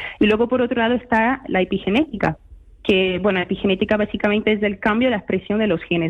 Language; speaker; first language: Spanish; early bilingual, other home language; Portuguese